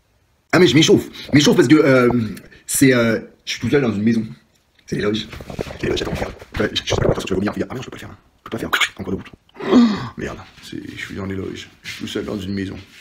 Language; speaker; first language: French; native; French